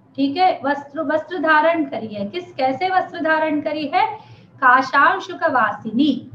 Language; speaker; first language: Hindi; non-native, local second language; Telugu